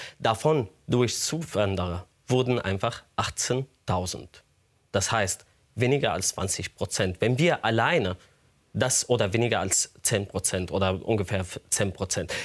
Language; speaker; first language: German; non-native, fluent; Arabic